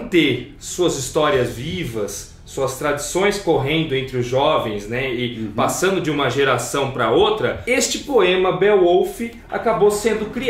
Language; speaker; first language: Portuguese; native; Portuguese